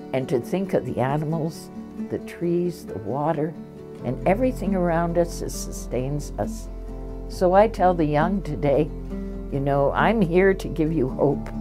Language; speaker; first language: English; native; English